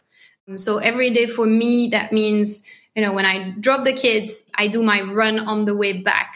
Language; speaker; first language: English; non-native, fluent; French